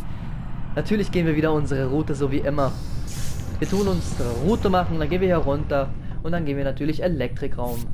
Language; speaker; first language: German; native; German